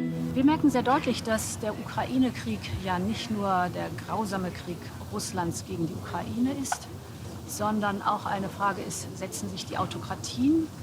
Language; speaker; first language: German; native; German